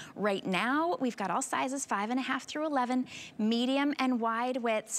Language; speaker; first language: English; native; English